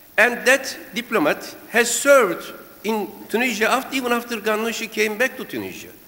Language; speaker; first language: English; non-native, fluent; Turkish